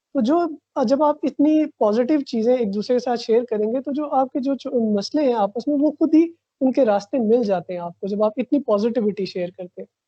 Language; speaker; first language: Urdu; non-native, local second language; Punjabi